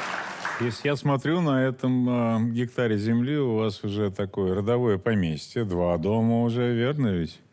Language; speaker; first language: Russian; native; Russian